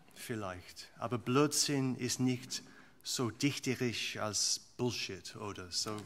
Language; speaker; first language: German; non-native, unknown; English